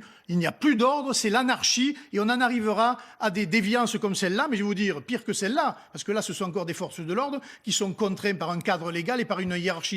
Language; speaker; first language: French; native; French